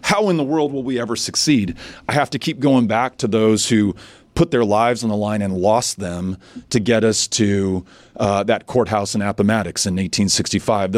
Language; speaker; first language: English; native; English